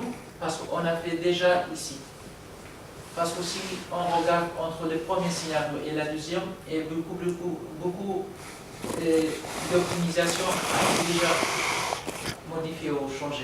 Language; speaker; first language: French; non-native, learner; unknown